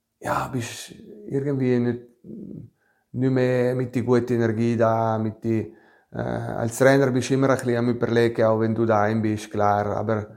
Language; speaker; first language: German; non-native, fluent; Italian